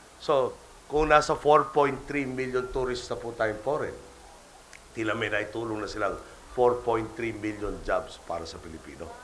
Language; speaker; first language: Filipino; native; Filipino